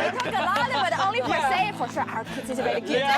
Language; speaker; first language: English; non-native, learner; Chinese